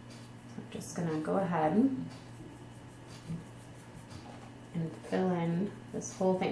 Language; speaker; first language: English; native; English